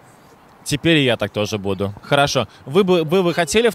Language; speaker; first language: Russian; native; Russian